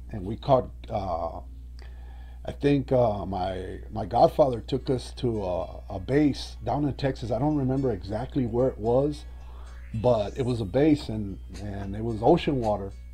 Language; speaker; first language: English; early bilingual, other home language; Spanish